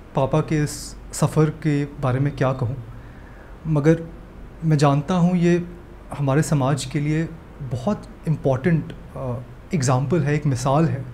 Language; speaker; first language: Hindi; native; Hindi